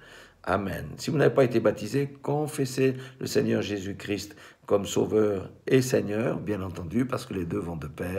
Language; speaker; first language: French; native; French